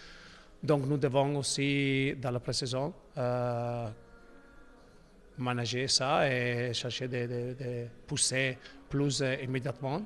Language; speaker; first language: French; non-native, learner; Italian